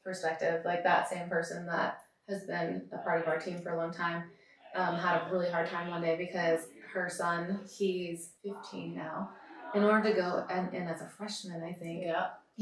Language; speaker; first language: English; native; English